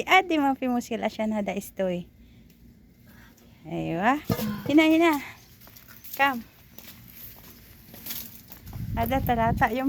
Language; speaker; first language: Arabic; non-native, learner; Filipino